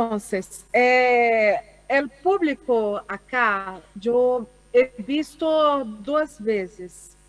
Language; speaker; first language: Spanish; non-native, learner; Portuguese